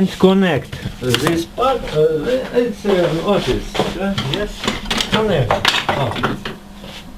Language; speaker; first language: English; non-native, learner; Russian